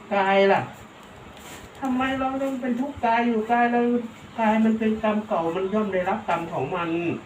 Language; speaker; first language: Thai; native; Thai